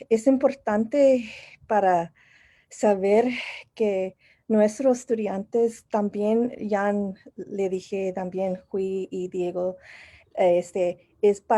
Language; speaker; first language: Spanish; non-native, learner; English